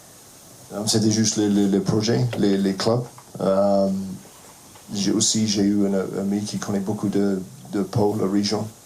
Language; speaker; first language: French; non-native, fluent; English